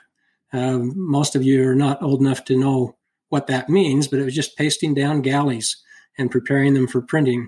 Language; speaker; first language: English; native; English